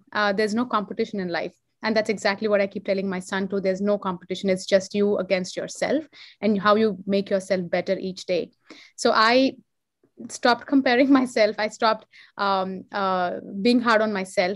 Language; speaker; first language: English; non-native, local second language; Telugu